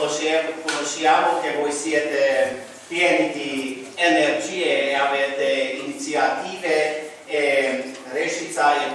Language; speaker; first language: Italian; non-native, fluent; Romanian